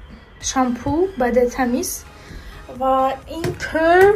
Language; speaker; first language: Persian; non-native, learner; Turkish